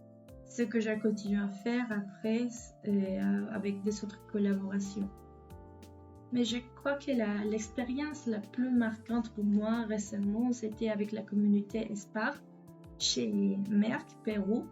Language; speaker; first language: French; non-native, fluent; Spanish